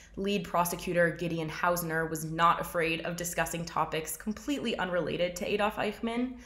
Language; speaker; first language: English; native; English